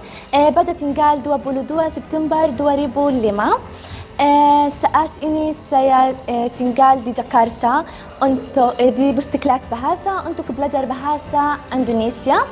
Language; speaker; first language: Indonesian; non-native, learner; Arabic